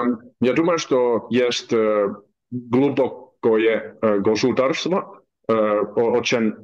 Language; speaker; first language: Russian; non-native, learner; Finnish